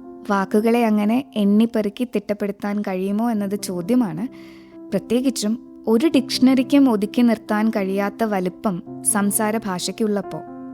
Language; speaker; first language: Malayalam; native; Malayalam